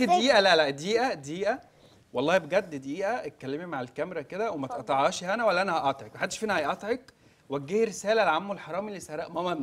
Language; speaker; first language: Arabic; native; Arabic